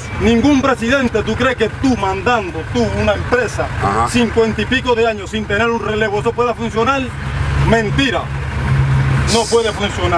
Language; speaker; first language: Spanish; native; Spanish